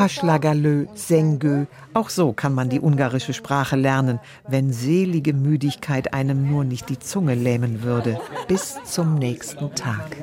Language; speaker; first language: German; native; German